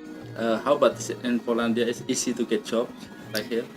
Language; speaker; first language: English; non-native, learner; Indonesian